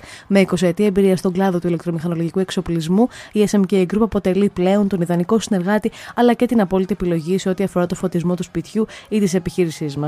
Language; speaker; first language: Greek; native; Greek